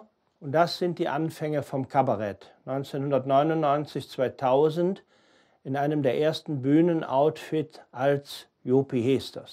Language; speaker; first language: German; native; German